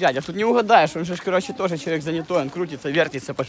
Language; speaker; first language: Russian; native; Russian